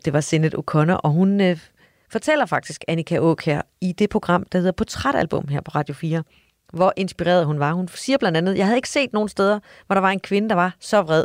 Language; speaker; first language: Danish; native; Danish